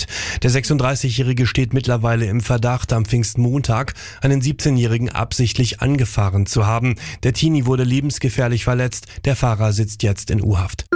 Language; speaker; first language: German; native; German